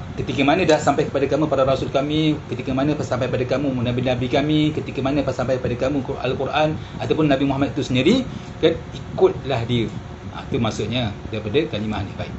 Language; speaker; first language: Malay; early bilingual, heritage; Malay